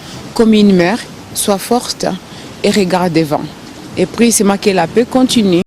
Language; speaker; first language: French; non-native, local second language; Swahili